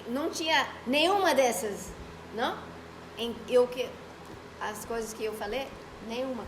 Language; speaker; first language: Portuguese; non-native, fluent; Spanish